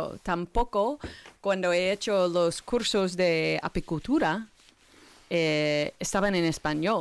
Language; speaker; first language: Spanish; non-native, learner; English